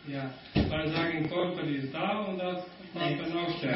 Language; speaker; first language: German; non-native, learner; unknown